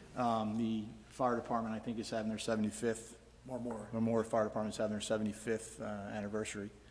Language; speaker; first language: English; native; English